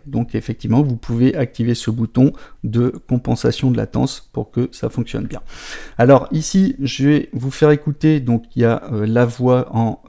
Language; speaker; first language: French; native; French